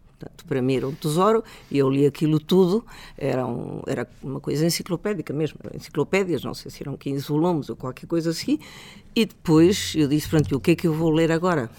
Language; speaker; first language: Portuguese; non-native, fluent; Spanish